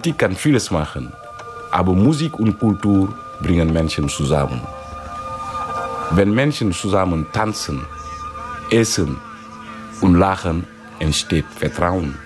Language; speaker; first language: German; non-native, fluent; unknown